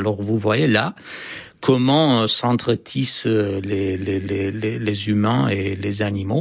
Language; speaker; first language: French; non-native, fluent; Romanian